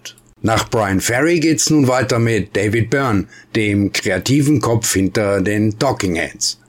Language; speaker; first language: German; native; German